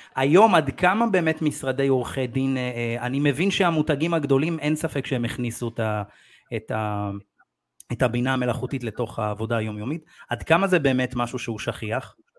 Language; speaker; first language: Hebrew; native; Hebrew